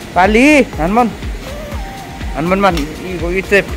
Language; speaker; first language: Korean; non-native, learner; Nepali